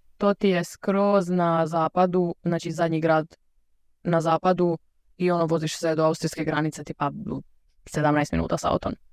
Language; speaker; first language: Bosnian; early bilingual, heritage; Croatian